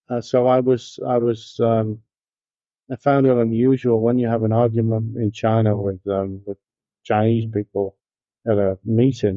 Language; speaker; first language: English; native; English